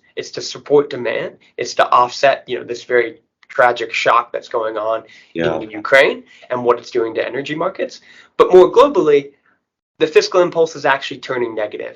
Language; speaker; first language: English; native; English